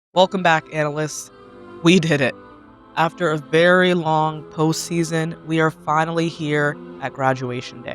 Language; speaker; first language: English; native; English